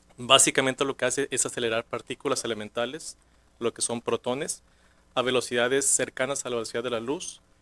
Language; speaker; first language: Spanish; native; Spanish